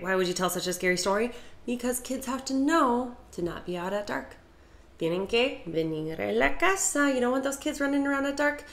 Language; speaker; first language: English; native; English